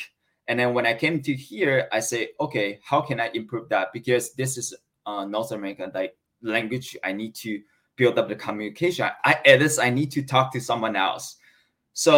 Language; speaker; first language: English; non-native, learner; Chinese